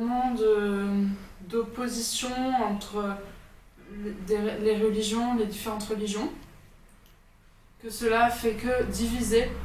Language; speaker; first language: French; early bilingual, heritage; French